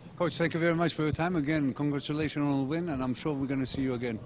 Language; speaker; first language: English; non-native, fluent; Albanian